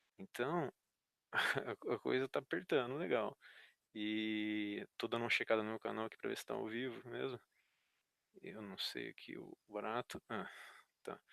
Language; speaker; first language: Portuguese; native; Portuguese